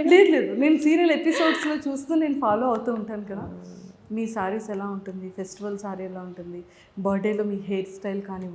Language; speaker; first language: Telugu; native; Telugu